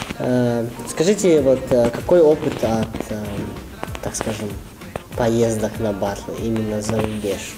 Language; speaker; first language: Russian; native; Russian